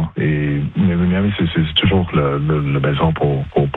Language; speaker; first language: French; non-native, local second language; English